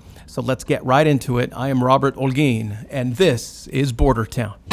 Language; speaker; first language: English; native; English